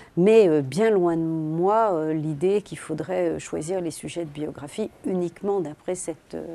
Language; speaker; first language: French; native; French